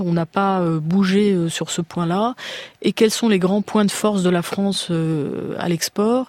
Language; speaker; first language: French; native; French